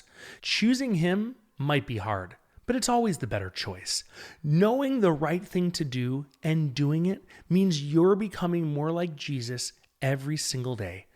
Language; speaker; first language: English; native; English